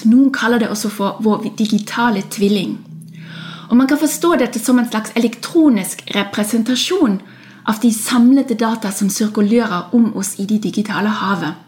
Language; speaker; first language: Norwegian; non-native, fluent; German